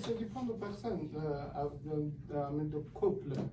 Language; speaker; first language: French; non-native, learner; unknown